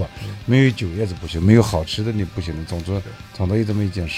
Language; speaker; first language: Chinese; native; Chinese